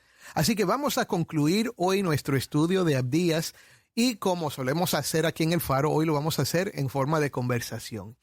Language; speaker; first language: Spanish; native; Spanish